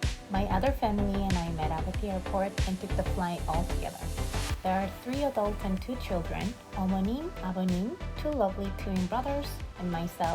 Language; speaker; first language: English; non-native, fluent; Korean